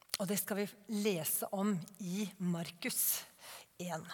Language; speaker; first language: Norwegian; native; Norwegian